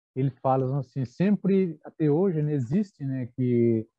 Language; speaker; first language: Portuguese; non-native, local second language; Guarani